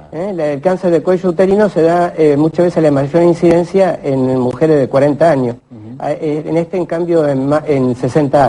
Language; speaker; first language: Spanish; native; Spanish